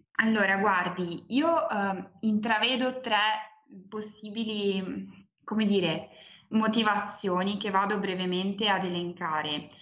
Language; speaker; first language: Italian; native; Italian